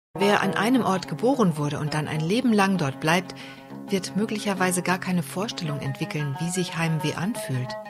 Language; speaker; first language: German; native; German